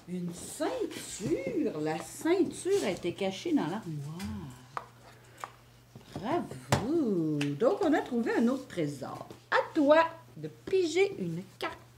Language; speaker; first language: French; native; French